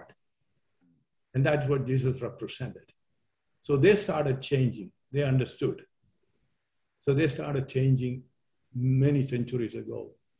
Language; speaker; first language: English; non-native, local second language; Malayalam